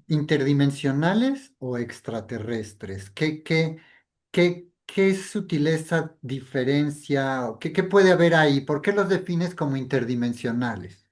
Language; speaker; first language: Spanish; native; Spanish